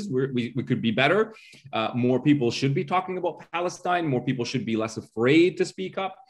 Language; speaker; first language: English; early bilingual, other home language; Arabic